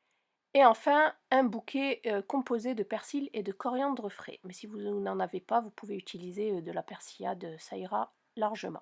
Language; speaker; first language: French; native; French